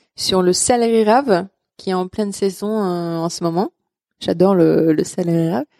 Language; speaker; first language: French; non-native, fluent; Swedish